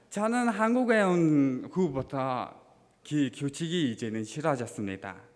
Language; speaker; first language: Korean; non-native, fluent; Mongolian